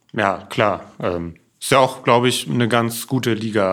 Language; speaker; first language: German; native; German